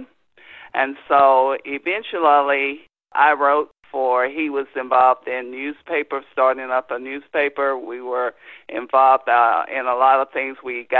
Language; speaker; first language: English; native; English